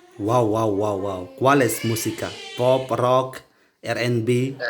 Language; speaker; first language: Spanish; non-native, learner; Indonesian